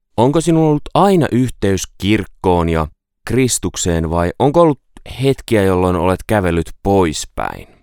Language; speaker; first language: Finnish; native; Finnish